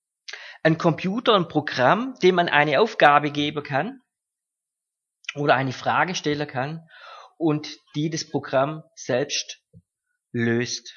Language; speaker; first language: German; native; German